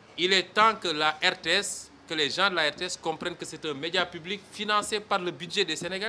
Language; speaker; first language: French; non-native, local second language; Wolof